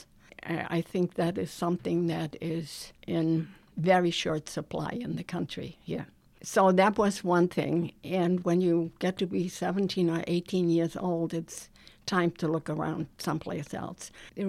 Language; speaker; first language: English; non-native, fluent; German